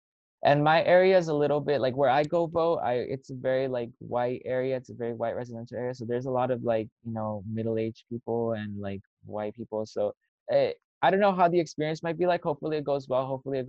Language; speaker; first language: English; native; English